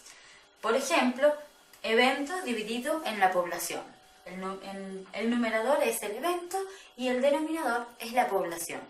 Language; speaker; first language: Spanish; native; Spanish